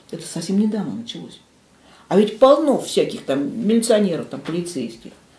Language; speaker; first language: Russian; native; Russian